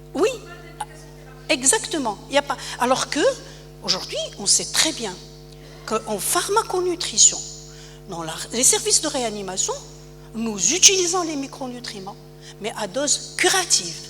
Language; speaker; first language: French; non-native, local second language; Arabic